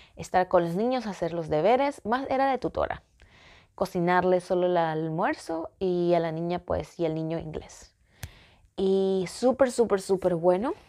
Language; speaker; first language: Spanish; native; Spanish